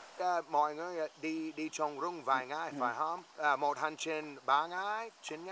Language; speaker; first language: Vietnamese; non-native, learner; English